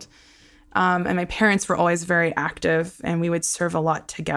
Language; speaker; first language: English; non-native, local second language; Hebrew